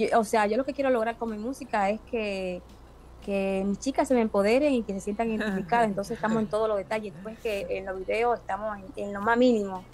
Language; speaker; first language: Spanish; native; Spanish